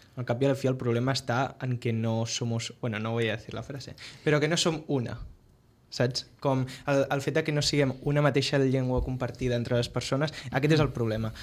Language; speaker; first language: Catalan; native; Catalan